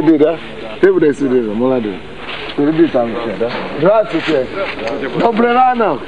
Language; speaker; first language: Russian; non-native, fluent; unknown